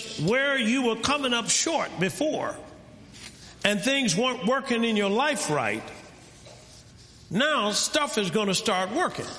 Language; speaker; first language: English; native; English